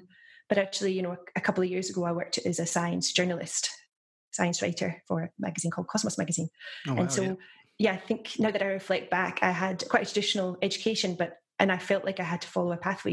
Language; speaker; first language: English; native; English